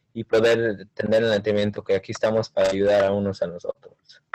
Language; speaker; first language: Spanish; early bilingual, heritage; Spanish